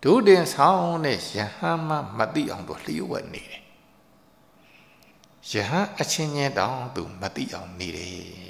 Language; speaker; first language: Burmese; native; Burmese